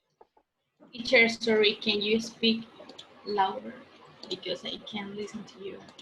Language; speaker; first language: English; non-native, learner; Spanish